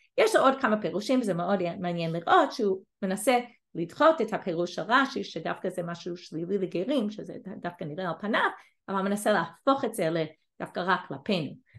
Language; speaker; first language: Hebrew; non-native, fluent; English